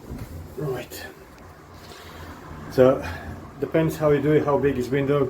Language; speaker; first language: English; non-native, fluent; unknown